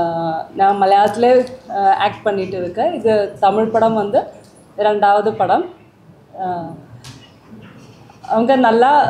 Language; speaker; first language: Tamil; non-native, learner; Malayalam